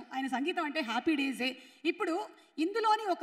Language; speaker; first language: Telugu; native; Telugu